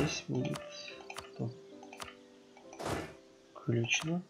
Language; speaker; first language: Russian; native; Russian